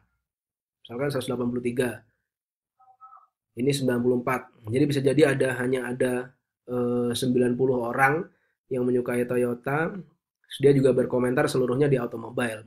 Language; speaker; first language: Indonesian; native; Indonesian